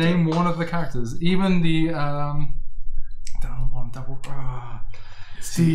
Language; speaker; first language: English; native; English